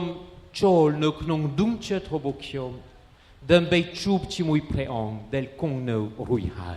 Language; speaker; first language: Khmer; non-native, fluent; French